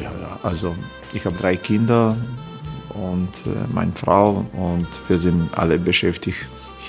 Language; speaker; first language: German; non-native, learner; Croatian